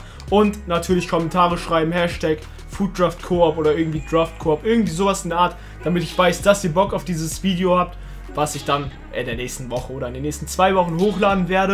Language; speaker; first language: German; early bilingual, other home language; Turkish